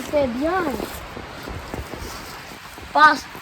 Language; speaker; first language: French; native; French